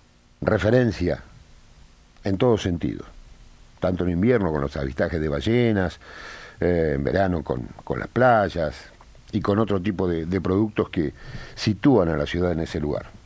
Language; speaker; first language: Spanish; native; Spanish